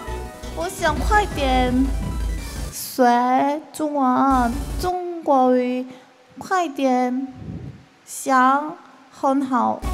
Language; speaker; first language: Chinese; non-native, learner; Korean